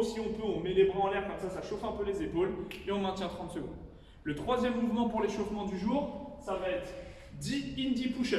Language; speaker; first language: French; native; French